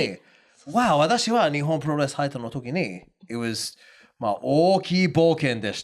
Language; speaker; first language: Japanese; non-native, fluent; English